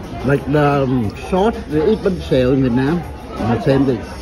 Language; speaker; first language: English; non-native, learner; Vietnamese